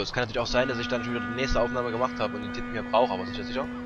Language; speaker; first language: German; native; German